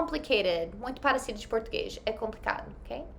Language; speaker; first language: Portuguese; non-native, fluent; English